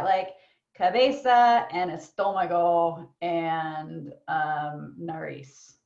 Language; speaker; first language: Spanish; non-native, fluent; English